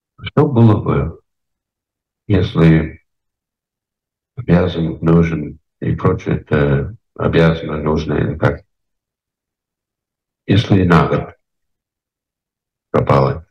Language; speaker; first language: Russian; non-native, fluent; English